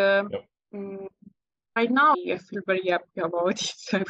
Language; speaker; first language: English; non-native, fluent; Italian